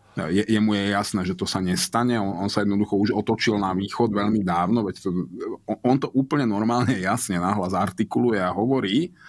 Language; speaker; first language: Slovak; non-native, local second language; Hungarian